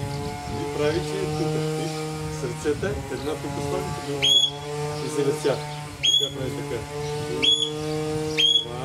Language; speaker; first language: Bulgarian; non-native, learner; Russian